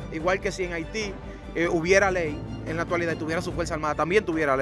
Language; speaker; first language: Spanish; native; Spanish